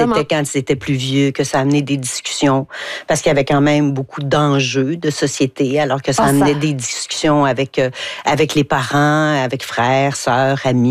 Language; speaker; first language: French; native; French